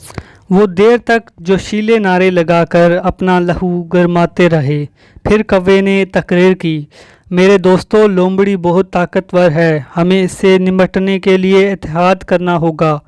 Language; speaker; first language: Urdu; native; Urdu